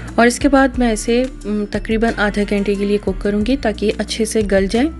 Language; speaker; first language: Urdu; native; Urdu